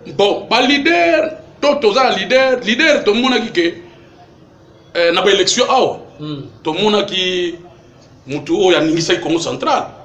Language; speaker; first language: Lingala; non-native, local second language; Kongo